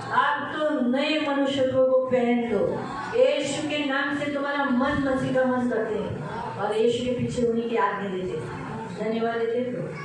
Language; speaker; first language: Hindi; non-native, local second language; Marathi